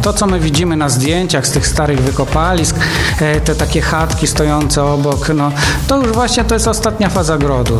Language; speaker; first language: Polish; native; Polish